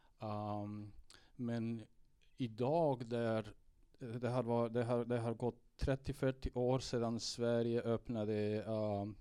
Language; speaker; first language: Swedish; non-native, fluent; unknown